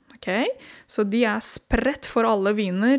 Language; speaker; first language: Norwegian; non-native, fluent; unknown